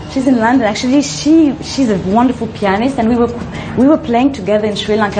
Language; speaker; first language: English; non-native, fluent; French